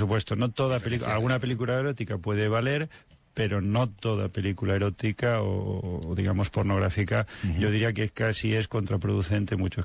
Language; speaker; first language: Spanish; native; Spanish